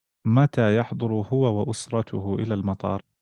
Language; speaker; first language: Arabic; non-native, fluent; English